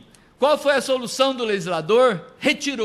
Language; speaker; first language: Portuguese; native; Portuguese